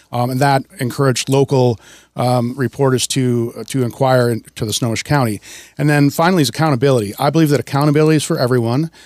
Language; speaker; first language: English; native; English